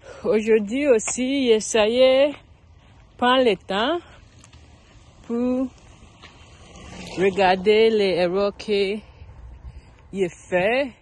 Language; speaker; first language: French; non-native, learner; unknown